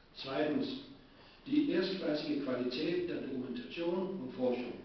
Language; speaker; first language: German; non-native, learner; Danish